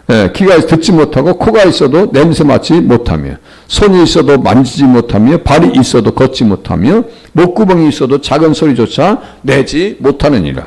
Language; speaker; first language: Korean; native; Korean